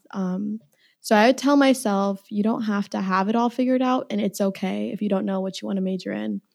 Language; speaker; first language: English; early bilingual, other home language; Somali